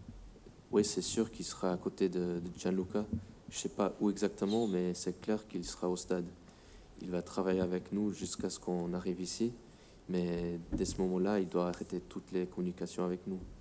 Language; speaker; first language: French; non-native, fluent; English